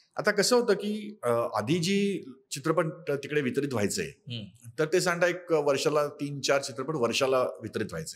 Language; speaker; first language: Marathi; native; Marathi